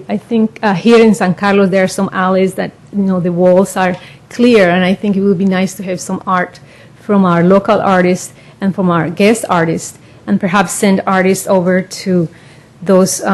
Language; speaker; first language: English; non-native, fluent; Spanish